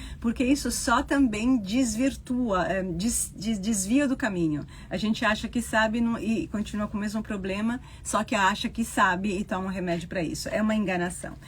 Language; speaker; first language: Portuguese; non-native, fluent; Italian